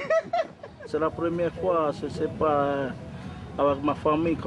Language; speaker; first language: French; non-native, local second language; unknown